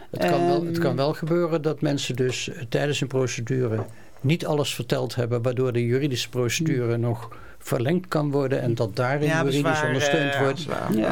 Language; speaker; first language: Dutch; native; Dutch